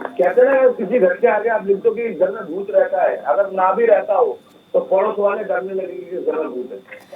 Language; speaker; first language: Hindi; native; Hindi